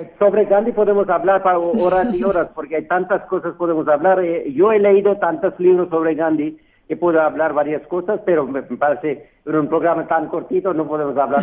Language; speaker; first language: Spanish; non-native, fluent; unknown